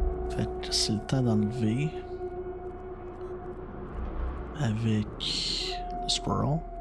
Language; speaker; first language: French; native; French